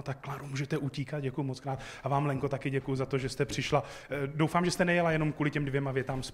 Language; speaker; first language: Czech; native; Czech